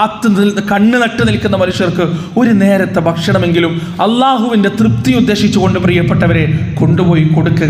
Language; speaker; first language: Malayalam; native; Malayalam